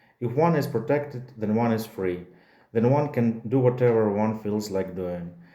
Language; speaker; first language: English; non-native, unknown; Ukrainian